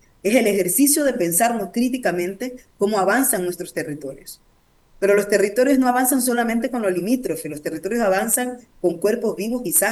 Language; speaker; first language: Spanish; native; Spanish